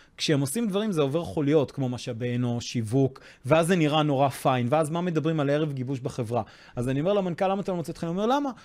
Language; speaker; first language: Hebrew; non-native, fluent; English